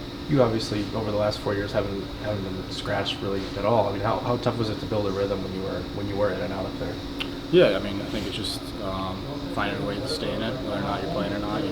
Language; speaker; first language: English; native; English